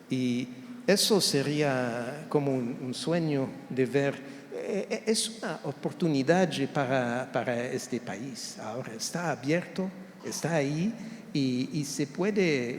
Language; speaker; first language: Spanish; non-native, fluent; French